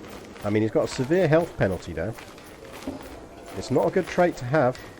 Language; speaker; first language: English; native; English